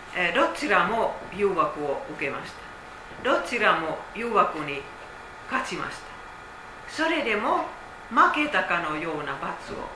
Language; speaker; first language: Japanese; non-native, fluent; Finnish